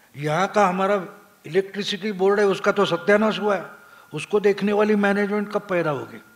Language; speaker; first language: Hindi; non-native, local second language; Marathi